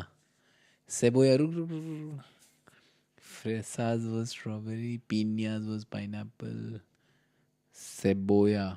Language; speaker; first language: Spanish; non-native, learner; Hindi